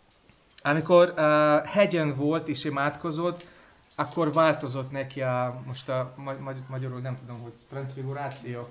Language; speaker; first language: Hungarian; non-native, learner; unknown